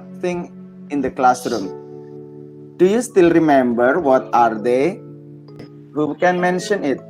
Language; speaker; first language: English; non-native, fluent; Indonesian